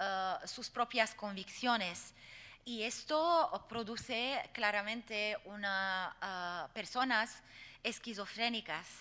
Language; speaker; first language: Spanish; non-native, fluent; Arabic